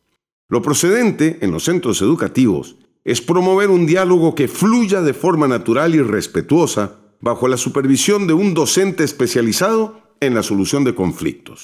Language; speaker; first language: Spanish; native; Spanish